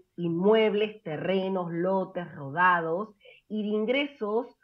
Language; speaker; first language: Spanish; native; Spanish